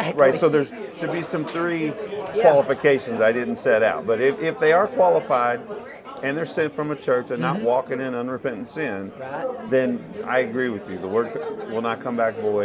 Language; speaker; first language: English; native; English